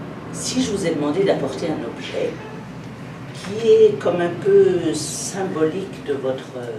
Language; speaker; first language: French; native; French